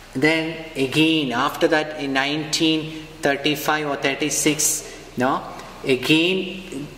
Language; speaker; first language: English; non-native, local second language; Malayalam